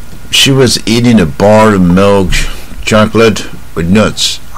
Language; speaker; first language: English; non-native, fluent; Chinese